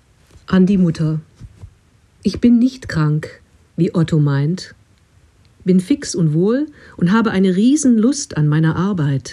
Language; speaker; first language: German; non-native, fluent; English